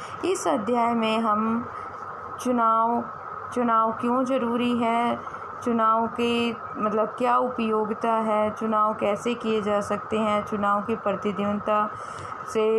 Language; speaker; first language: Hindi; native; Hindi